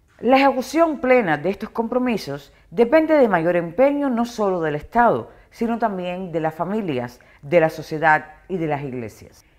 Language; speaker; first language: Spanish; non-native, fluent; Portuguese